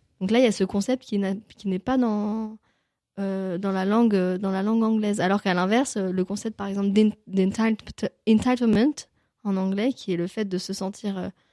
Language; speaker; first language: French; native; French